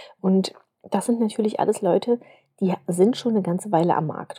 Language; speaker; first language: German; native; German